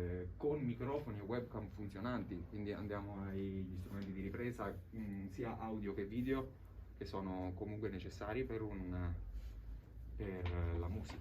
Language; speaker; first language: Italian; native; Italian